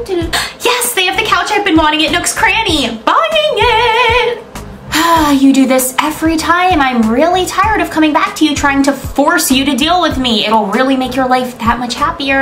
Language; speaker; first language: English; native; English